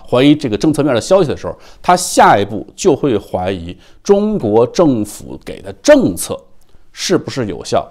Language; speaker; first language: Chinese; native; Chinese